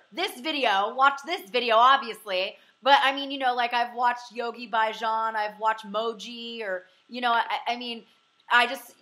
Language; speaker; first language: English; native; English